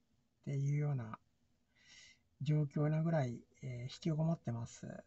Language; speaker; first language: Japanese; native; Japanese